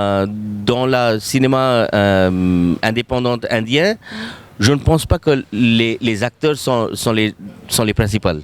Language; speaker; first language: French; non-native, fluent; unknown